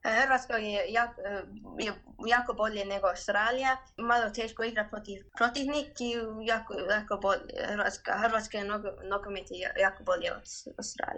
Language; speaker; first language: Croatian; early bilingual, heritage; English